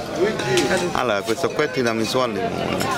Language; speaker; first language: Italian; native; Italian